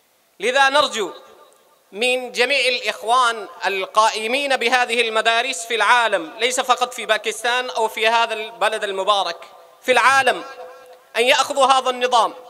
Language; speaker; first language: Arabic; non-native, fluent; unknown